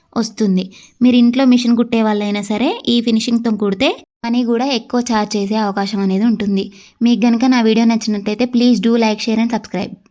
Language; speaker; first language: Telugu; native; Telugu